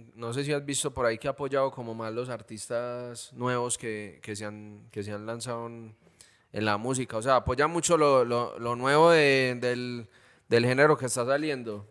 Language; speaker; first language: Spanish; native; Spanish